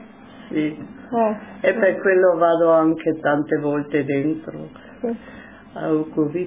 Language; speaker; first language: Italian; non-native, local second language; German